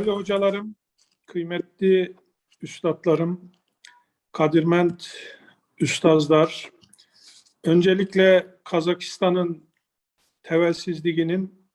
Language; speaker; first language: Turkish; native; Turkish